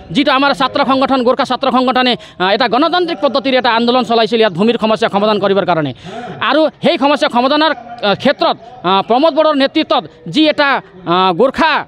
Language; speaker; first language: Assamese; non-native, local second language; Nepali